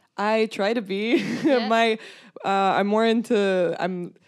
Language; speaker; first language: English; non-native, fluent; Romanian